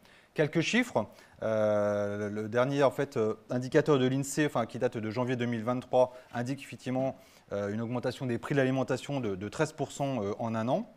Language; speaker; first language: French; native; French